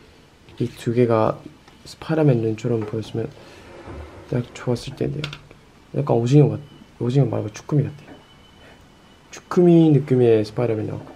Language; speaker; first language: Korean; non-native, fluent; Japanese